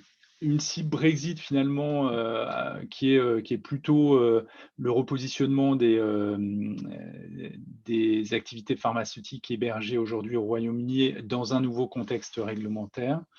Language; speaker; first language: French; native; French